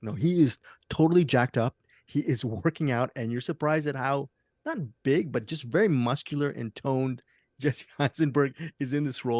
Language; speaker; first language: English; native; English